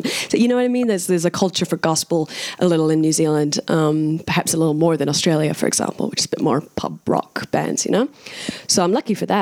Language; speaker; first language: English; native; English